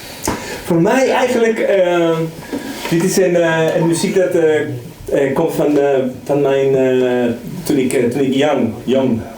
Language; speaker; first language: Dutch; non-native, fluent; Spanish